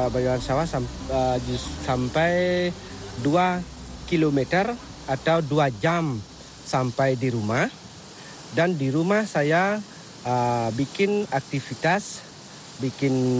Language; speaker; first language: Indonesian; non-native, local second language; Balinese